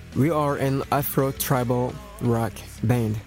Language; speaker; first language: English; non-native, fluent; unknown